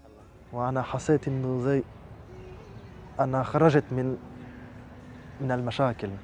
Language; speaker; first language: Arabic; non-native, fluent; French